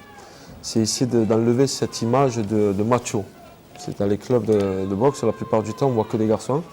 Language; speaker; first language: French; native; French